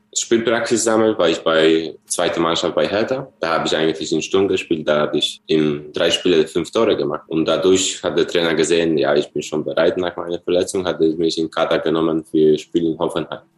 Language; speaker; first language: German; non-native, fluent; Polish